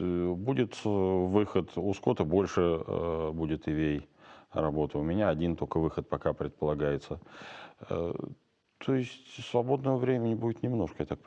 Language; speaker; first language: Russian; native; Russian